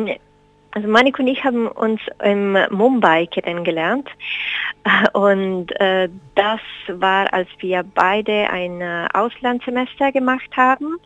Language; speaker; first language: German; non-native, fluent; Spanish